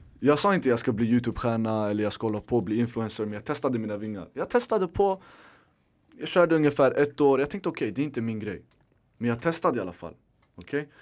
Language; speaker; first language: Swedish; native; Swedish